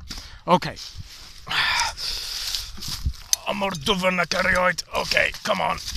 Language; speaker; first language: Welsh; non-native, learner; English